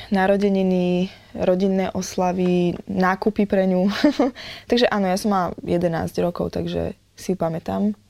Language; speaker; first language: Slovak; native; Slovak